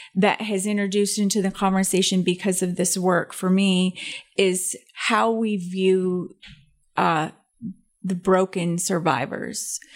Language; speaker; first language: English; native; English